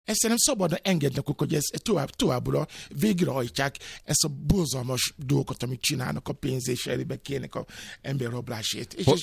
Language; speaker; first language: Hungarian; non-native, fluent; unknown